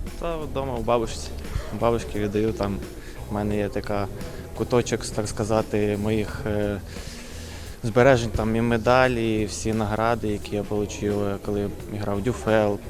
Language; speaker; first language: Ukrainian; non-native, local second language; Russian